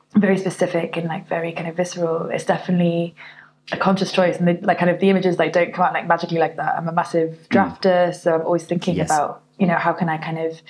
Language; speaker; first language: English; native; English